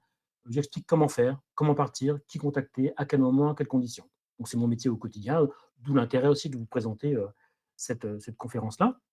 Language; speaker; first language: French; native; French